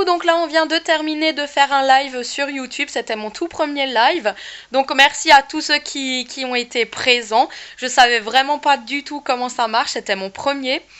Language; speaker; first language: French; native; French